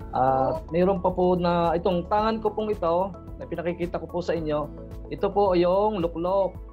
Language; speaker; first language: Filipino; native; Filipino